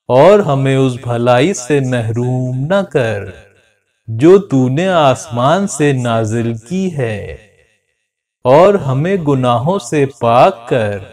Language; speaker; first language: Urdu; native; Urdu